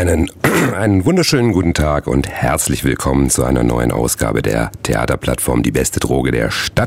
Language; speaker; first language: German; native; German